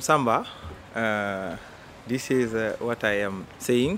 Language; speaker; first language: English; non-native, learner; Arabic